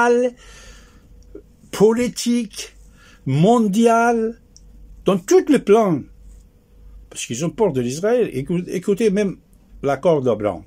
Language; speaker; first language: French; non-native, fluent; Persian